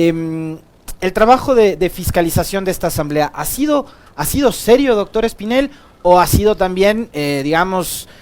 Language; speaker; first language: Spanish; native; Spanish